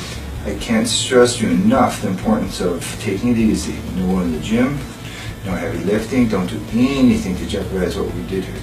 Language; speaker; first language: English; native; English